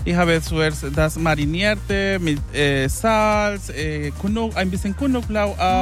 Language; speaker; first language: German; non-native, learner; Spanish